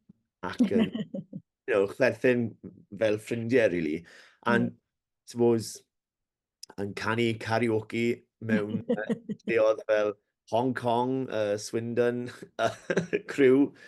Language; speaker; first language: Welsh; non-native, learner; English